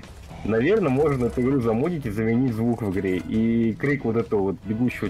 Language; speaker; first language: Russian; native; Russian